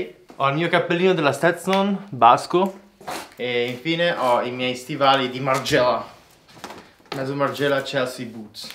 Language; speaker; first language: Italian; native; Italian